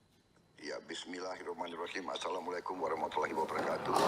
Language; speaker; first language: Indonesian; native; Indonesian